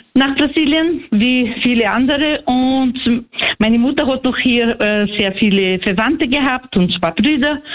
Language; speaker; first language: German; early bilingual, heritage; Portuguese